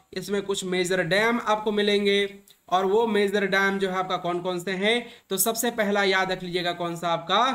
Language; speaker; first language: Hindi; native; Hindi